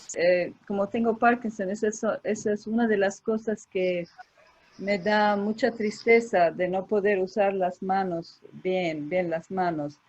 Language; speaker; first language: Spanish; early bilingual, heritage; Spanish